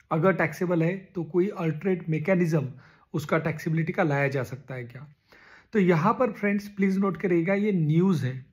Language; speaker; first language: Hindi; non-native, local second language; Marathi